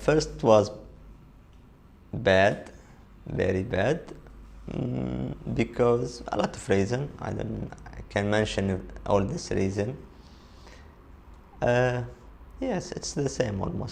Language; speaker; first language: English; non-native, learner; Arabic